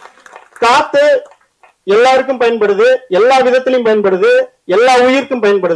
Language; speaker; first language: Tamil; native; Tamil